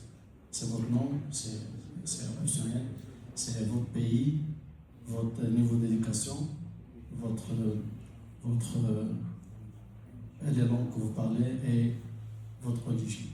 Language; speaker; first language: French; non-native, local second language; Arabic